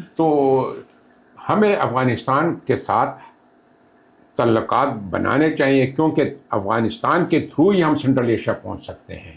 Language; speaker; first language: Urdu; non-native, local second language; Pashto